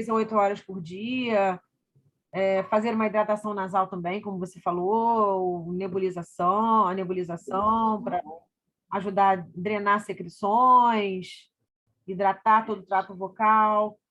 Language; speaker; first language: Portuguese; native; Portuguese